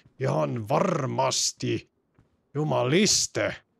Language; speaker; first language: Finnish; native; Finnish